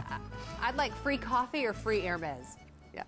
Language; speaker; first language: English; native; English